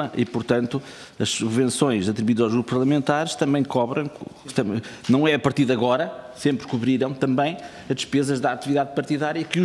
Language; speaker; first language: Portuguese; native; Portuguese